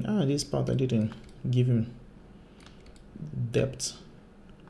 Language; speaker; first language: English; non-native, fluent; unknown